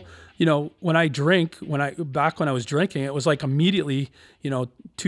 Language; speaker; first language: English; native; English